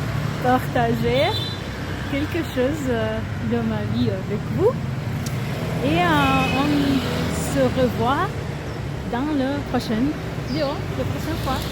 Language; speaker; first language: French; non-native, learner; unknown